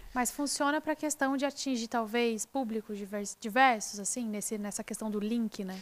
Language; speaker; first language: Portuguese; native; Portuguese